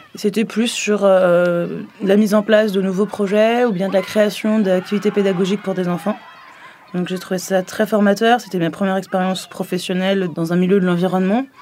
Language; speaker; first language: French; native; French